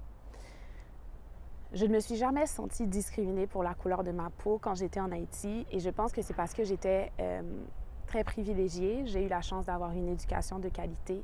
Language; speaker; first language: French; native; French